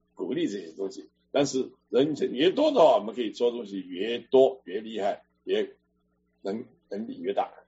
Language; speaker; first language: Chinese; native; Chinese